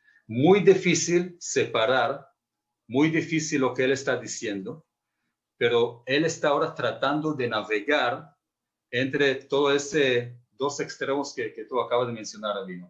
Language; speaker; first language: Spanish; non-native, fluent; Hebrew